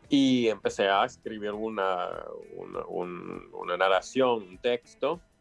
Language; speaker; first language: Spanish; non-native, fluent; English